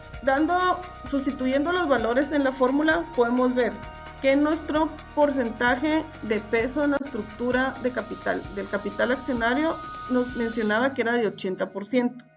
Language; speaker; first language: Spanish; native; Spanish